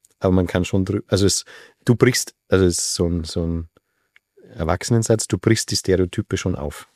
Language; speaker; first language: German; native; German